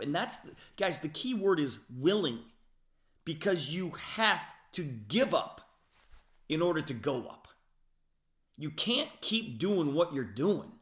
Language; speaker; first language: English; native; English